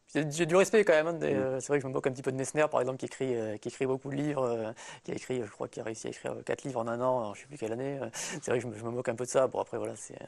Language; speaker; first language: French; native; French